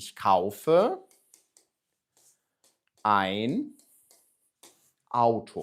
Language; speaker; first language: German; non-native, fluent; Ukrainian